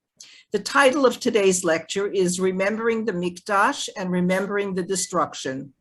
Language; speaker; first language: English; native; English